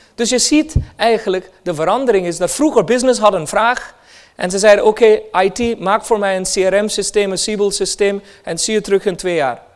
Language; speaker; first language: Dutch; non-native, fluent; Hindi